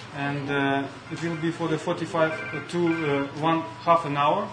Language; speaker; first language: English; non-native, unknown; Russian